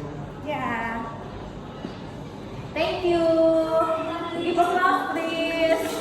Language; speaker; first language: English; non-native, learner; Indonesian